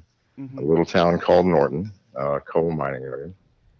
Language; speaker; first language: English; native; English